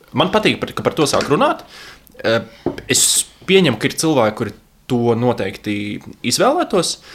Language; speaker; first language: Latvian; non-native, local second language; Russian